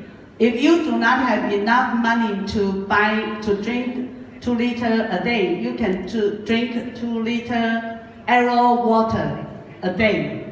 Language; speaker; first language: English; non-native, learner; Japanese